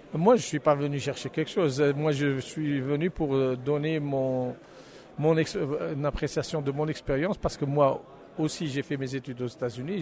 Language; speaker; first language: French; non-native, local second language; Arabic